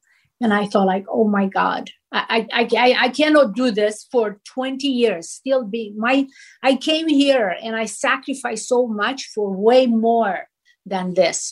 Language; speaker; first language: English; non-native, fluent; Romanian